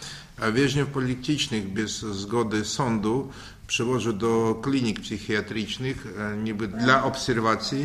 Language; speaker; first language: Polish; non-native, learner; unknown